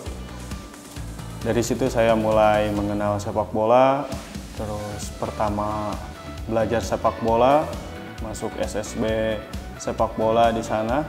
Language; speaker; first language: Indonesian; native; Indonesian